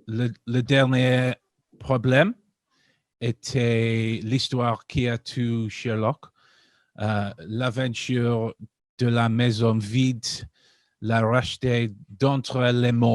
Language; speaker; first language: French; non-native, learner; English